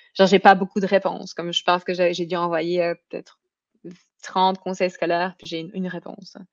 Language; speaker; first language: French; native; French